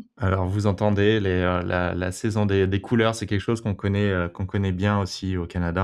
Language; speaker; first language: French; native; French